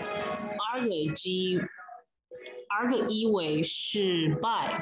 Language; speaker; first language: Chinese; non-native, learner; English